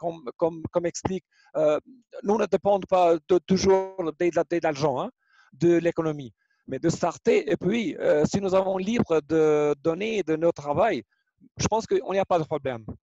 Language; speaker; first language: French; non-native, learner; Albanian